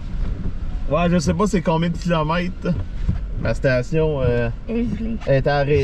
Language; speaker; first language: French; native; French